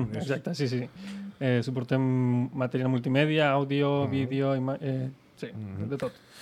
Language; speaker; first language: Catalan; non-native, local second language; Spanish